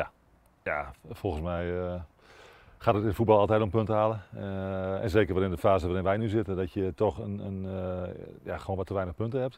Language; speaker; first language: Dutch; native; Dutch